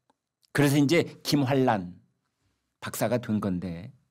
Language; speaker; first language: Korean; native; Korean